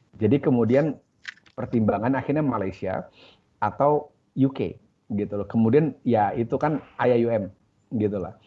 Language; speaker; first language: Indonesian; native; Indonesian